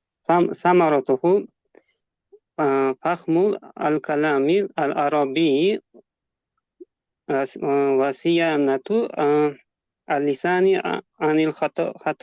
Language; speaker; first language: Arabic; non-native, learner; Uzbek